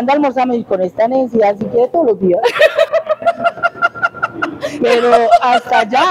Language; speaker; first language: Spanish; native; Spanish